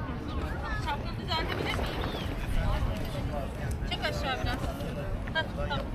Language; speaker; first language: Turkish; native; Turkish